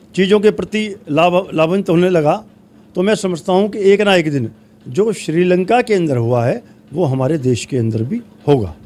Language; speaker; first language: Hindi; native; Hindi